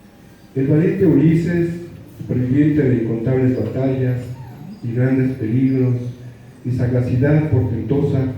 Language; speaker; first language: Spanish; native; Spanish